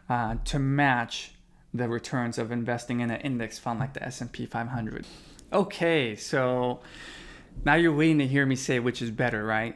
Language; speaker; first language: English; native; English